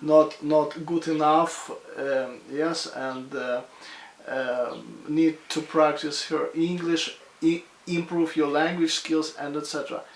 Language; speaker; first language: English; non-native, fluent; Russian